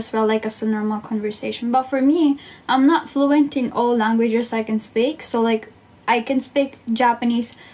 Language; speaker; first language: English; non-native, local second language; Filipino